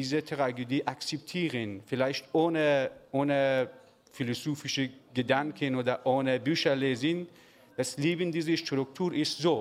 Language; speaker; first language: German; non-native, learner; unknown